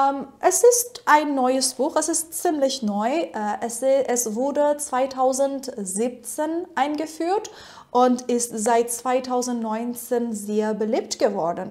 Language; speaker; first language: German; non-native, fluent; Persian